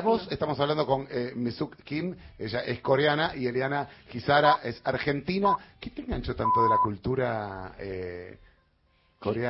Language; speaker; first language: Spanish; native; Spanish